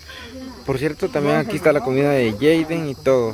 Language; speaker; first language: Spanish; native; Spanish